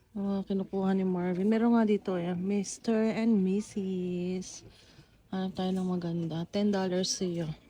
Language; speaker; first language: Filipino; native; Filipino